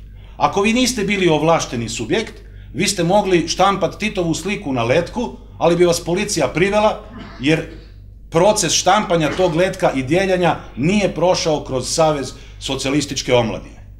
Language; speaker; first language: Croatian; native; Croatian